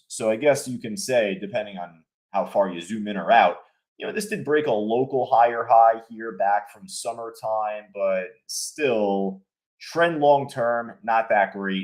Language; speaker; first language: English; native; English